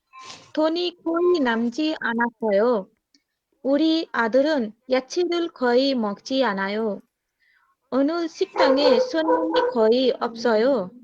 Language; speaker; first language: Korean; non-native, learner; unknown